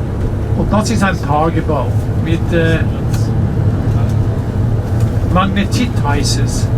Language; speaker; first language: German; non-native, learner; Norwegian